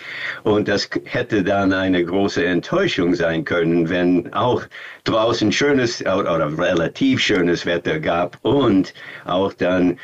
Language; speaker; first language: German; non-native, fluent; English